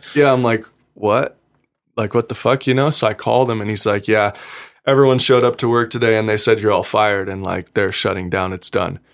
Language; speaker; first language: English; native; English